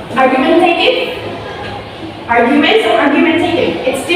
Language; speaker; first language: English; non-native, fluent; Indonesian